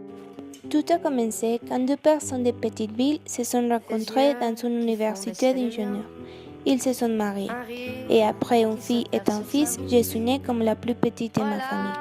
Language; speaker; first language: French; non-native, learner; Spanish